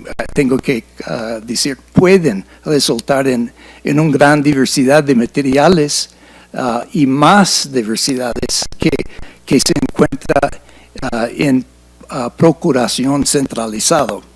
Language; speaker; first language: Spanish; non-native, fluent; English